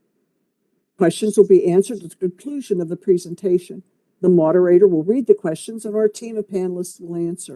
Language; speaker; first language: English; native; English